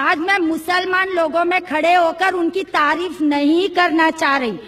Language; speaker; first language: Hindi; non-native, local second language; Marathi